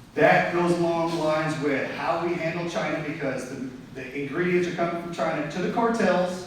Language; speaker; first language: English; native; English